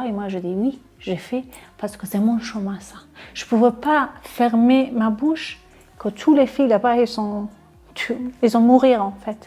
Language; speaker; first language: French; non-native, learner; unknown